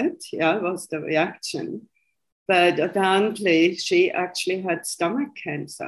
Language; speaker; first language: English; non-native, fluent; German